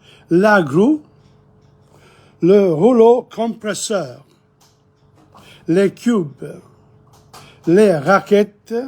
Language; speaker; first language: French; non-native, fluent; English